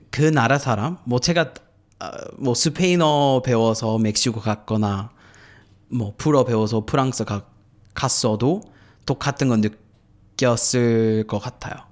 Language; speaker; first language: Korean; non-native, fluent; English